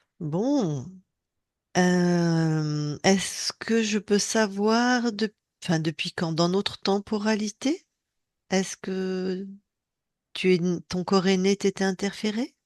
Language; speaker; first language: French; native; French